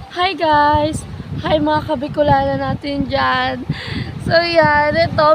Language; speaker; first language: Filipino; non-native, local second language; Bikol